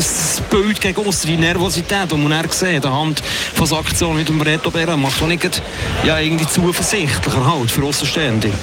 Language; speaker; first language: German; native; German